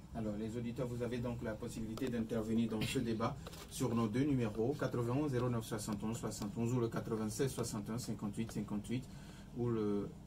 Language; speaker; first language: French; non-native, local second language; Ewe